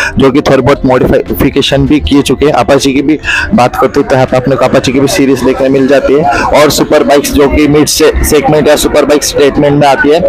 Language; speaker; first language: Hindi; native; Hindi